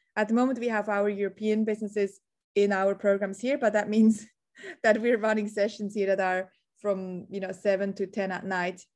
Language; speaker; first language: English; non-native, fluent; Swiss German